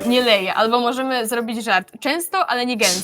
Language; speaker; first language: Polish; native; Polish